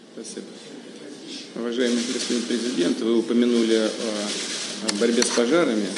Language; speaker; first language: Russian; native; Russian